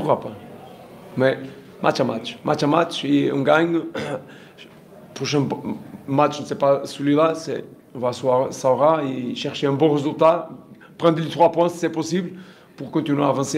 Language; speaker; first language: French; non-native, learner; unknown